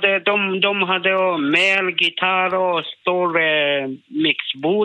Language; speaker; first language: Swedish; non-native, learner; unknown